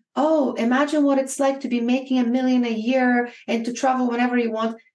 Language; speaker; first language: English; non-native, fluent; Bulgarian